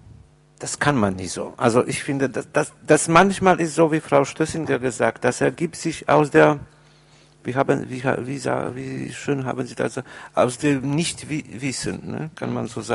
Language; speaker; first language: German; non-native, fluent; Polish